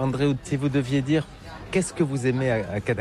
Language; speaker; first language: French; native; French